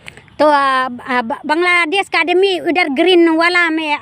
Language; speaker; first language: Hindi; non-native, local second language; Khasi